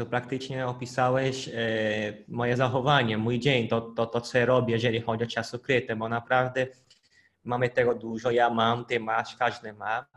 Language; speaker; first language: Polish; non-native, fluent; Portuguese